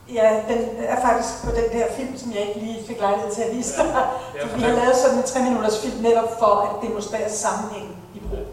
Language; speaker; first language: Danish; native; Danish